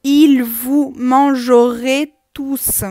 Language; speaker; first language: French; non-native, fluent; Russian